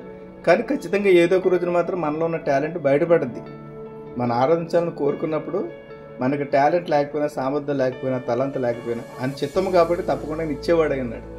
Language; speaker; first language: Telugu; native; Telugu